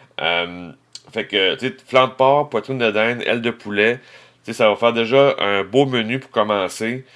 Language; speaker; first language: French; native; French